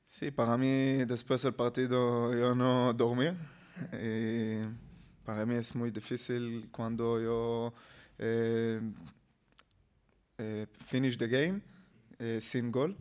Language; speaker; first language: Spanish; non-native, learner; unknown